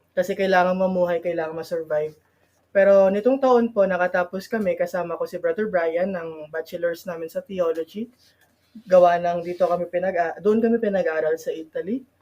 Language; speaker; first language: Filipino; non-native, local second language; Hiligaynon